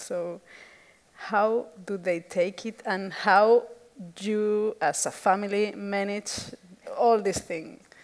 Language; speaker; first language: English; non-native, fluent; Spanish